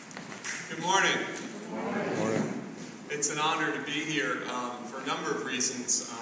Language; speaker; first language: English; native; English